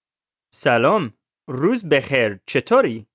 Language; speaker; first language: Persian; non-native, learner; English